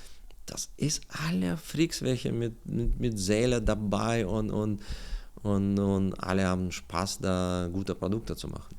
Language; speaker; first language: German; non-native, learner; Russian